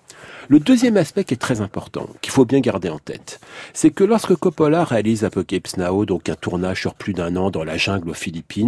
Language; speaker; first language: French; native; French